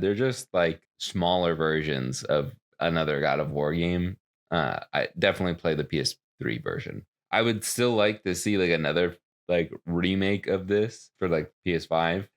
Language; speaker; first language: English; native; English